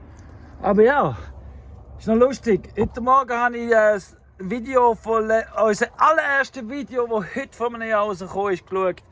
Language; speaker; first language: German; native; German